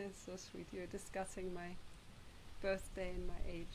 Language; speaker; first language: English; non-native, fluent; German